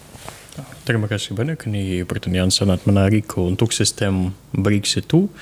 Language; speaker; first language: Indonesian; non-native, fluent; Russian